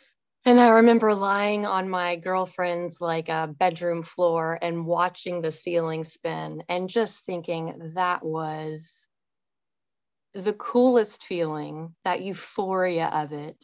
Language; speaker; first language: English; native; English